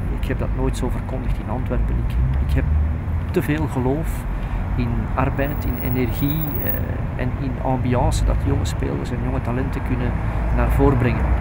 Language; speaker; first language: Dutch; native; Dutch